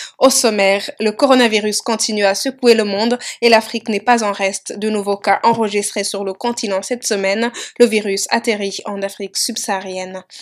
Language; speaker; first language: French; non-native, local second language; Wolof